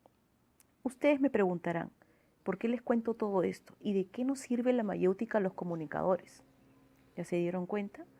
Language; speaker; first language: Spanish; native; Spanish